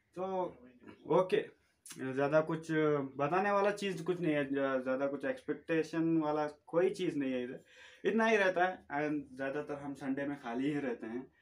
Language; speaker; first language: Hindi; non-native, local second language; Urdu